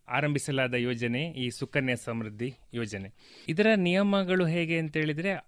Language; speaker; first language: Kannada; native; Kannada